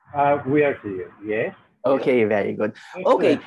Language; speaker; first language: English; non-native, fluent; Spanish